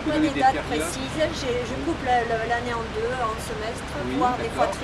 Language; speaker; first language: French; native; French